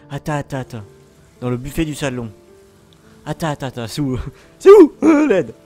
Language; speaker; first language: French; native; French